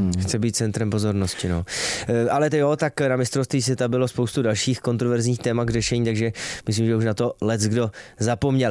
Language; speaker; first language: Czech; native; Czech